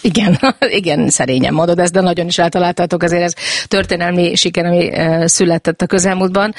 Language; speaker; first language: Hungarian; native; Hungarian